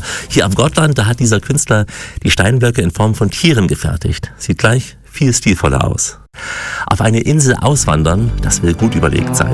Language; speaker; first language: German; native; German